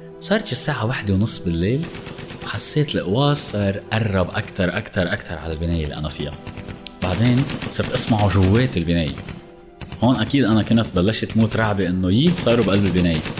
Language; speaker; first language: Arabic; native; Arabic